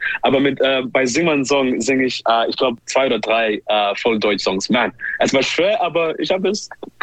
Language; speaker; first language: German; non-native, learner; English